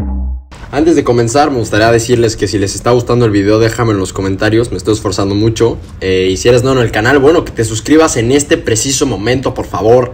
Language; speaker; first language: Spanish; native; Spanish